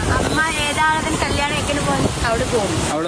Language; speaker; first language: Malayalam; non-native, local second language; Marwari